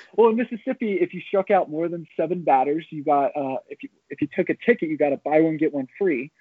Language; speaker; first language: English; native; English